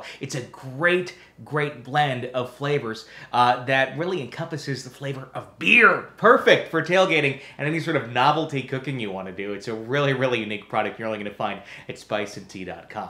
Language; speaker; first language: English; native; English